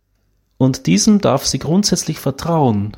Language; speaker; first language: German; native; German